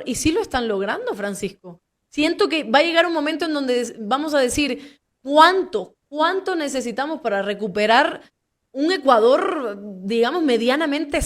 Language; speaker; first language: Spanish; native; Spanish